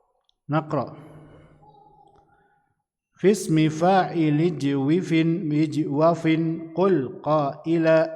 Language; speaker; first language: Arabic; non-native, fluent; Indonesian